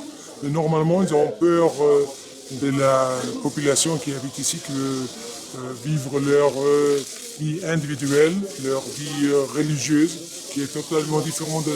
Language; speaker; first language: French; non-native, fluent; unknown